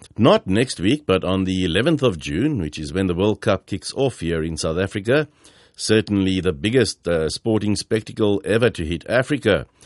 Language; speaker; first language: English; early bilingual, other home language; Afrikaans